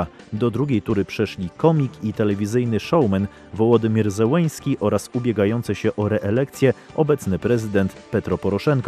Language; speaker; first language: Polish; native; Polish